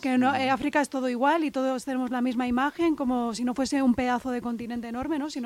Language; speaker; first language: Spanish; native; Spanish